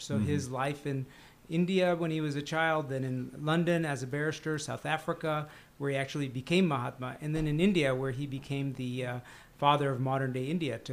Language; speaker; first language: English; native; English